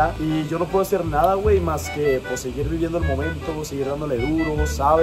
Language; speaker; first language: Spanish; native; Spanish